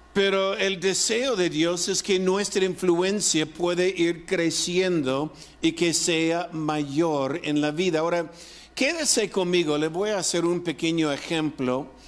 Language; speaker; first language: Spanish; non-native, fluent; English